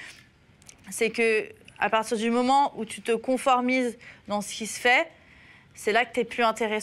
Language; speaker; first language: French; native; French